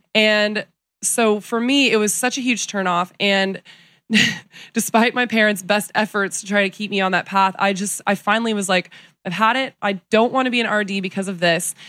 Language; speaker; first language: English; native; English